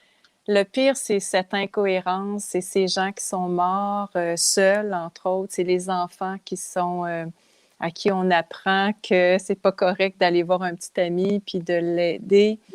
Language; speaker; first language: French; native; French